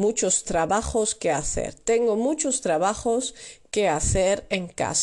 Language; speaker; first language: Spanish; non-native, learner; Dutch